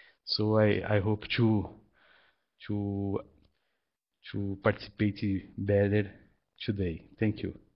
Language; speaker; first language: English; non-native, learner; Portuguese